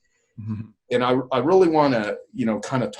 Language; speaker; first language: English; native; English